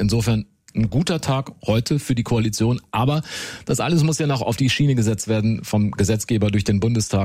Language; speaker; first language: German; native; German